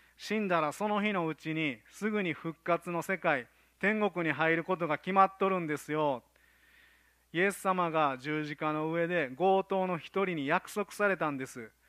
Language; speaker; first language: Japanese; native; Japanese